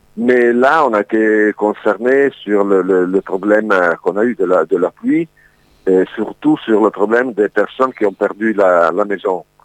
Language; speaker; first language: French; non-native, fluent; Italian